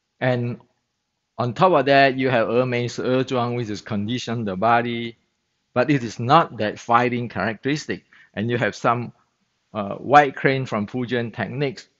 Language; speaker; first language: English; non-native, fluent; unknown